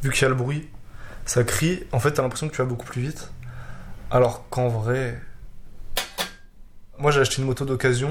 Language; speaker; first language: French; native; French